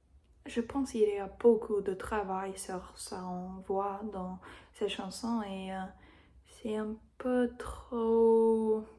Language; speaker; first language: French; non-native, learner; English